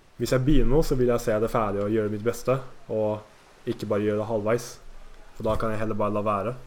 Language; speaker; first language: Norwegian; early bilingual, other home language; Japanese